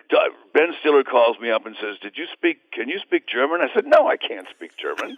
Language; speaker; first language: English; native; English